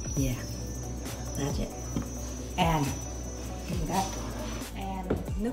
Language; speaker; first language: English; non-native, learner; Vietnamese